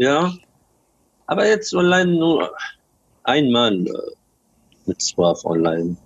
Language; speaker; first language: German; non-native, learner; Arabic